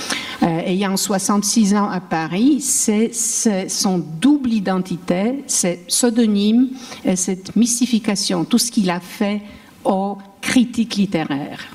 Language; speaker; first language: French; non-native, fluent; Polish